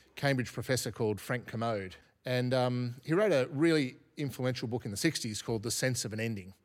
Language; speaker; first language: English; native; English